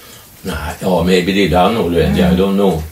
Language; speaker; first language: English; non-native, learner; Swedish